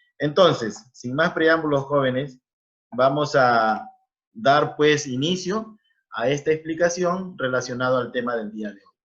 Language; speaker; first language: Spanish; native; Spanish